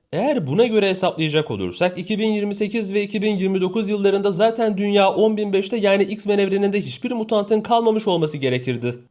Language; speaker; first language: Turkish; native; Turkish